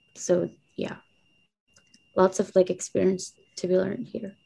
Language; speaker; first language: English; non-native, fluent; Indonesian